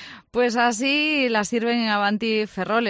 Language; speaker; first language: Spanish; native; Spanish